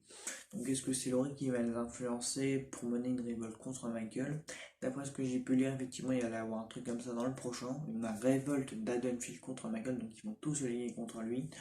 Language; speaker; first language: French; native; French